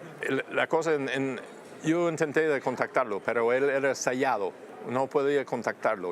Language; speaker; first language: Spanish; non-native, fluent; English